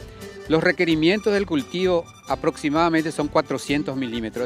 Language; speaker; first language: Spanish; native; Spanish